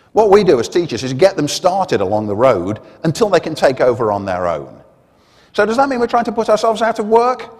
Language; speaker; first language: English; native; English